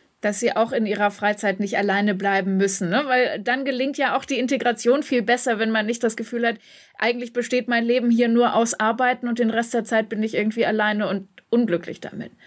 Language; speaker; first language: German; native; German